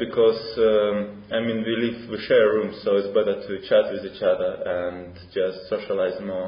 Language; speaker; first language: English; non-native, fluent; Russian